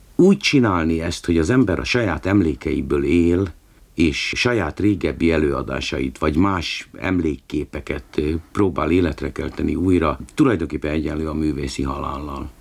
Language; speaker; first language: Hungarian; native; Hungarian